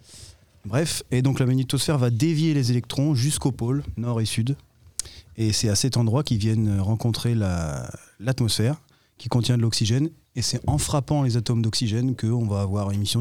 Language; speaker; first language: French; native; French